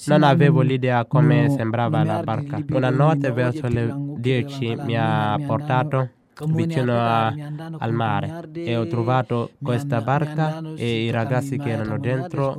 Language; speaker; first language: Italian; non-native, fluent; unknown